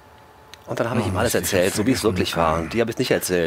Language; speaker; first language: German; native; German